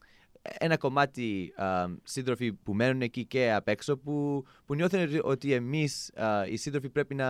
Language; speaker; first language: Greek; non-native, fluent; English